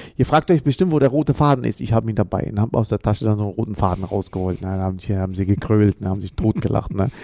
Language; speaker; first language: German; early bilingual, other home language; Amharic